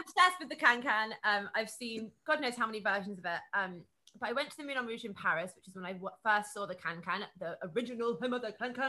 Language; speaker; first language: English; native; English